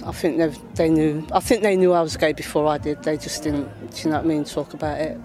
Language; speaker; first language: English; native; English